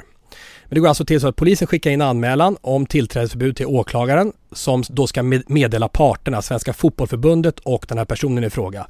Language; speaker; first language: Swedish; native; Swedish